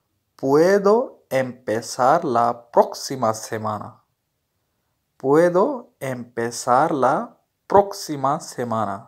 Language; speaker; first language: Spanish; non-native, learner; Urdu